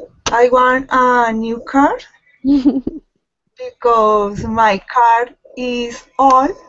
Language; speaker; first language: English; non-native, learner; Spanish